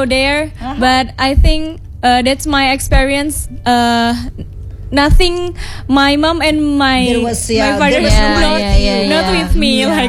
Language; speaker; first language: English; non-native, learner; Indonesian